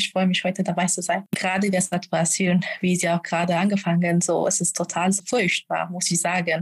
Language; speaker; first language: German; non-native, fluent; Persian